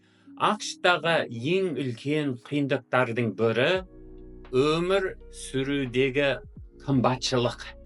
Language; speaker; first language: Kazakh; non-native, fluent; English